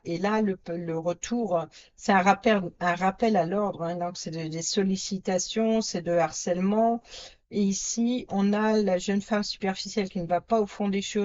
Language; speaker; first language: French; native; French